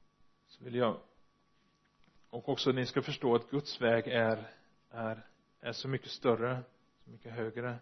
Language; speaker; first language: Swedish; non-native, fluent; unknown